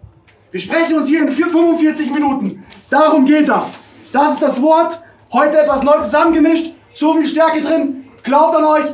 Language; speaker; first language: German; native; German